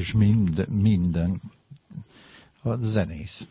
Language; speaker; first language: Hungarian; non-native, learner; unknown